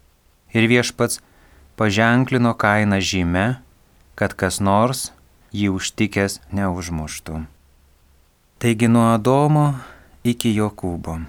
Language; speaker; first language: Lithuanian; native; Lithuanian